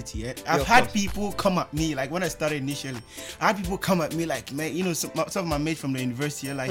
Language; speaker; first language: English; non-native, local second language; Akan